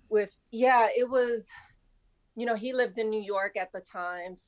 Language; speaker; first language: English; native; English